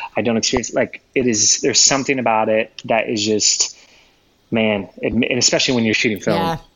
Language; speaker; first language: English; native; English